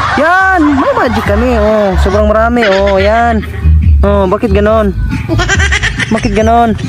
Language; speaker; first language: Filipino; non-native, local second language; Cebuano